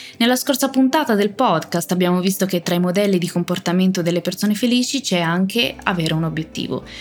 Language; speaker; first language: Italian; native; Italian